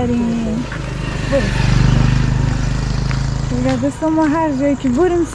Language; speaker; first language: Persian; native; Persian